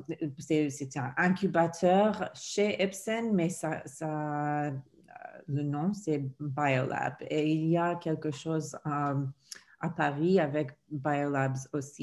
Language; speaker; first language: French; non-native, fluent; English